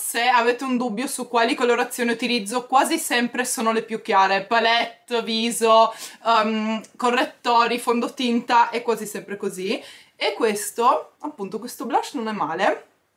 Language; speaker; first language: Italian; native; Italian